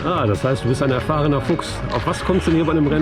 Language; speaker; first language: German; native; German